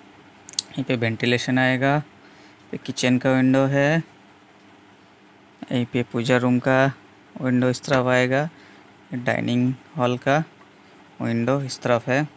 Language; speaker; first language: Hindi; non-native, local second language; Bangla